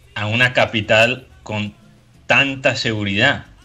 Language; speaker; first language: Spanish; early bilingual, heritage; Spanish